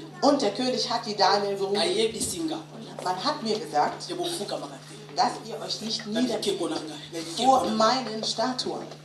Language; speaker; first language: German; non-native, fluent; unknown